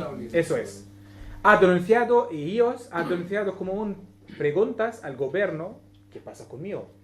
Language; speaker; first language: Spanish; non-native, learner; Arabic